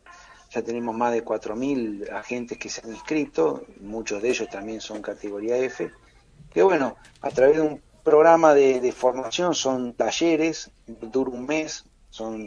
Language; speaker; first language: Spanish; native; Spanish